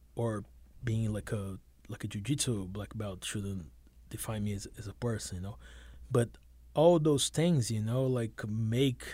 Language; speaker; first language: English; non-native, fluent; Portuguese